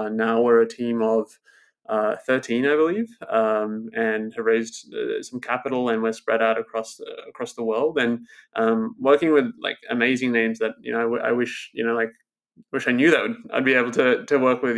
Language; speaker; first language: English; native; English